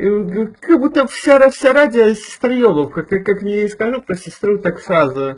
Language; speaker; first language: Russian; native; Russian